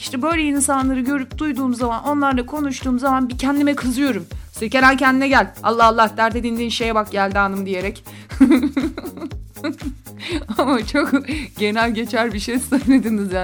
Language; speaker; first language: Turkish; native; Turkish